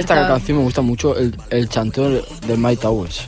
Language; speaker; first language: Spanish; native; Spanish